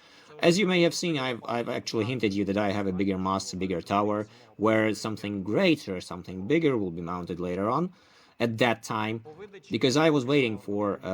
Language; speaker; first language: English; non-native, fluent; Ukrainian